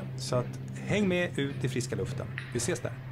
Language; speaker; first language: Swedish; native; Swedish